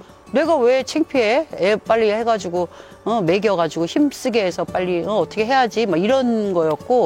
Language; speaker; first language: Korean; native; Korean